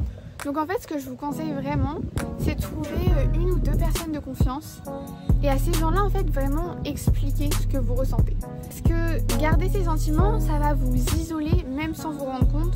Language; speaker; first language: French; native; French